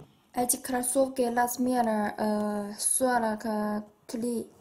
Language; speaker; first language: Russian; non-native, learner; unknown